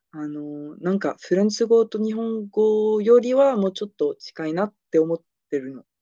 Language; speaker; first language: Japanese; non-native, fluent; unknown